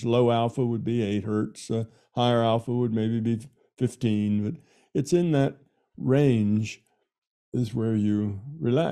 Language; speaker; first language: English; native; English